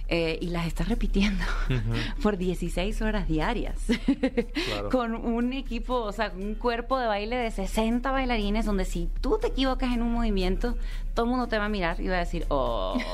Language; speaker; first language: Spanish; early bilingual, heritage; Spanish